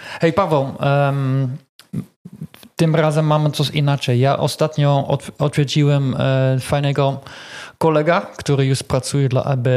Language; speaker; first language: Polish; non-native, learner; Dutch